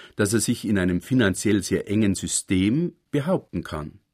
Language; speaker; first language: German; native; German